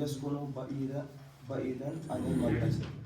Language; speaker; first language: Arabic; non-native, learner; Urdu